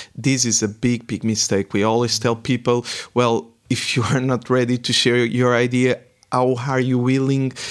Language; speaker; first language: English; non-native, fluent; Portuguese